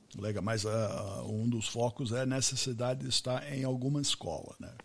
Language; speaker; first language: Portuguese; non-native, fluent; English